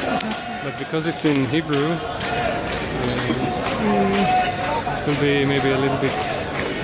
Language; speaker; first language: English; non-native, fluent; Hebrew